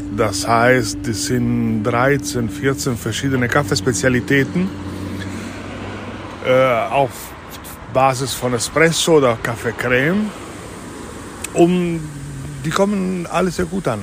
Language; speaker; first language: German; non-native, fluent; Italian